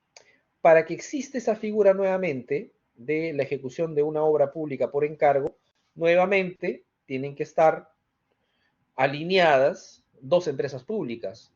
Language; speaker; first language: Spanish; native; Spanish